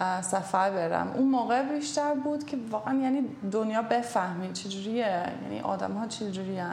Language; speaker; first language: Persian; non-native, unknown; German